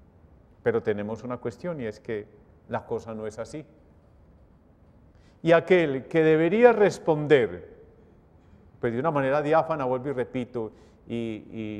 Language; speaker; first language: Spanish; native; Spanish